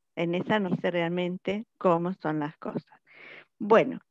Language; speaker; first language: Spanish; native; Spanish